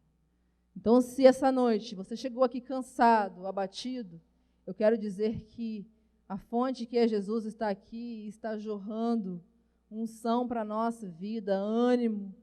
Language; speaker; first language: Portuguese; native; Portuguese